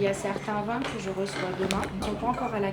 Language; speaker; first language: French; native; French